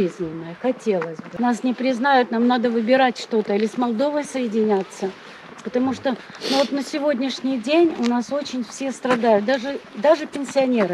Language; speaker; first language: Russian; native; Russian